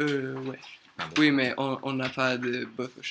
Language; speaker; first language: French; non-native, learner; Spanish